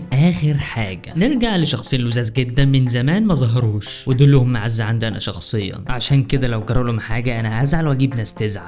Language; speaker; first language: Arabic; native; Arabic